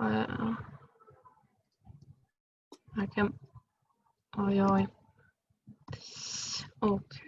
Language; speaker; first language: English; non-native, learner; Italian